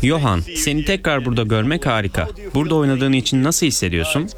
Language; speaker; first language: Turkish; native; Turkish